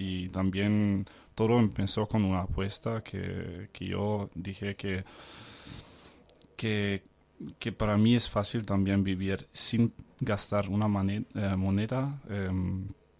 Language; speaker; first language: Spanish; non-native, fluent; Danish